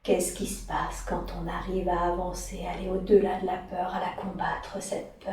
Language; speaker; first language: French; native; French